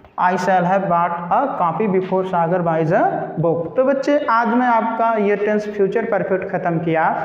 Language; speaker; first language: Hindi; native; Hindi